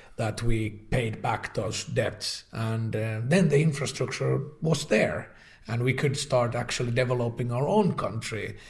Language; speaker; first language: English; non-native, fluent; Finnish